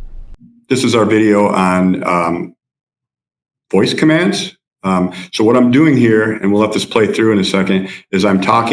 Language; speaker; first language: English; native; English